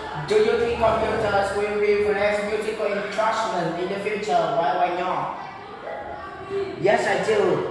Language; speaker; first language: English; non-native, learner; Vietnamese